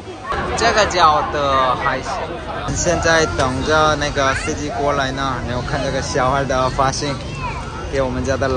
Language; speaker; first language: Chinese; non-native, fluent; Korean